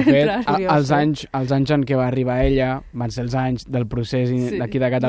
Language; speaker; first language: Catalan; native; Catalan